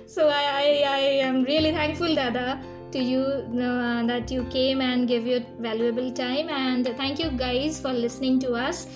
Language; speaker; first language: English; non-native, local second language; Bangla